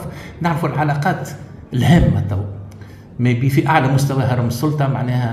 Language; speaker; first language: Arabic; native; Arabic